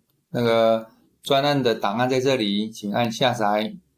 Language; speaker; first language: Chinese; native; Chinese